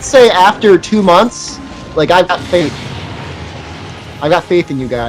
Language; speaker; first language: English; native; English